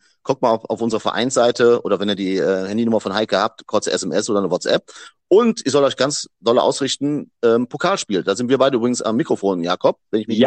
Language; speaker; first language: German; native; German